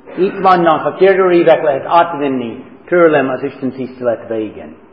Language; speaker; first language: Hungarian; non-native, learner; English